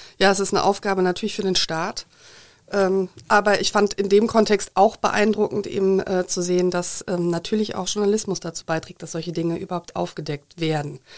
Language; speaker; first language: German; native; German